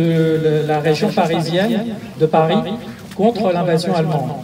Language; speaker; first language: French; native; French